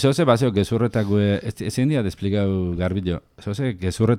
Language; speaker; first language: Basque; native; Basque